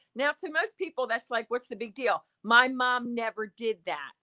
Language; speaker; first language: English; native; English